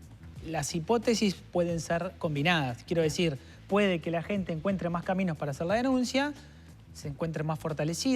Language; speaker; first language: Spanish; native; Spanish